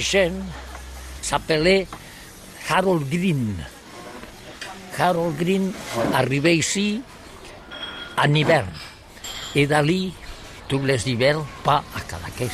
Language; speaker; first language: French; non-native, learner; Catalan